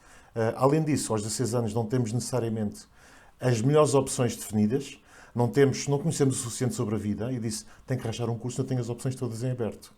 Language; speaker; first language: Portuguese; native; Portuguese